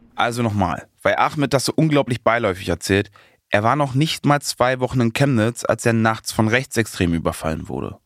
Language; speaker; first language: German; native; German